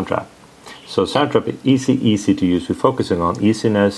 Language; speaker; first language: English; non-native, fluent; Swedish